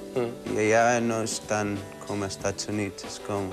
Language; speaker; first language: Catalan; early bilingual, heritage; Catalan